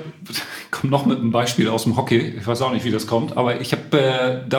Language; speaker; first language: German; native; German